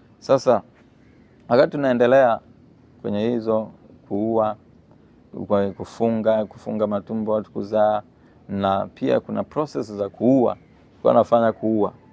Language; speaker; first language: Swahili; native; Swahili